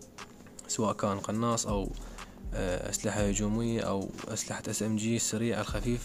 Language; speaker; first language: Arabic; native; Arabic